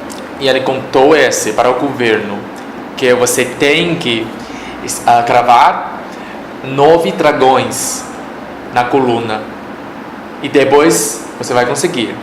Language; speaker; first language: Portuguese; non-native, fluent; Chinese